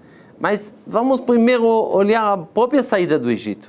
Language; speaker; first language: Portuguese; non-native, fluent; Hebrew